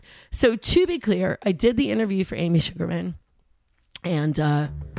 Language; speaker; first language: English; native; English